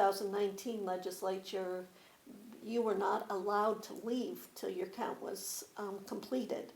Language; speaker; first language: English; native; English